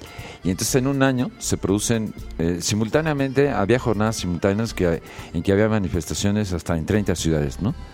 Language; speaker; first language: Spanish; native; Spanish